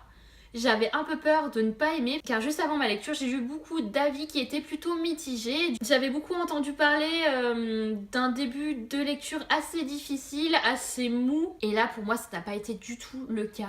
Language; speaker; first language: French; native; French